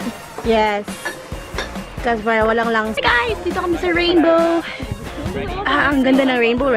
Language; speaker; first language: Filipino; non-native, local second language; Cebuano